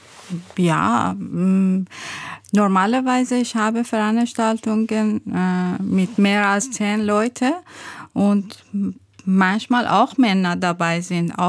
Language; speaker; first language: German; non-native, learner; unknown